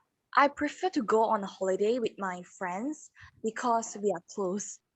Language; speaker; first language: English; non-native, learner; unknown